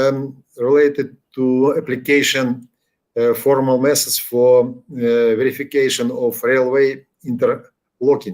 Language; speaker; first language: English; non-native, learner; Ukrainian